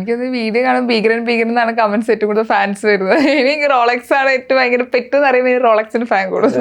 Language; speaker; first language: Malayalam; native; Malayalam